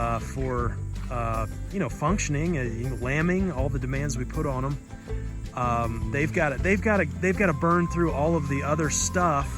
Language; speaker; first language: English; native; English